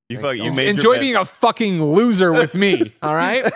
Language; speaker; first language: English; native; English